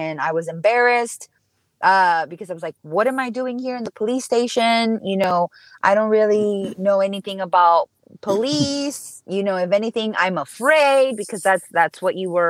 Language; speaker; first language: English; early bilingual, other home language; Spanish